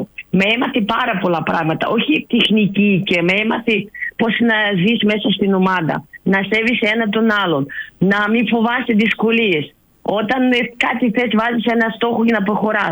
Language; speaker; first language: Greek; non-native, learner; Russian